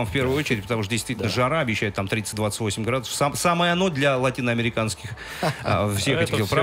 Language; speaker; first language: Russian; native; Russian